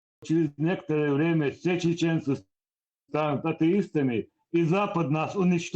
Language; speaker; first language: Russian; non-native, local second language; Chechen